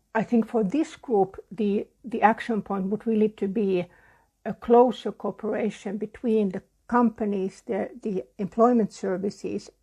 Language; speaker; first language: English; non-native, fluent; Finnish